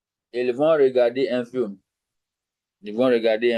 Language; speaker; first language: French; non-native, fluent; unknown